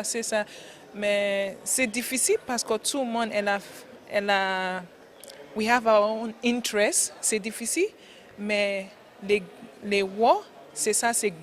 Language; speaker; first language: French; non-native, learner; English